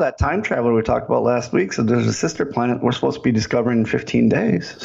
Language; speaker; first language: English; native; English